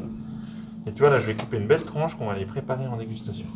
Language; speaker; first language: French; native; French